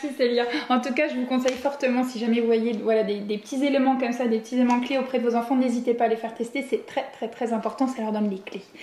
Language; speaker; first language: French; native; French